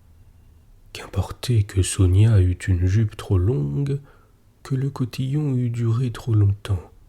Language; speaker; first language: French; native; French